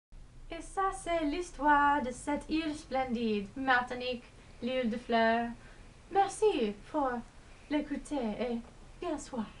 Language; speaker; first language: French; non-native, learner; English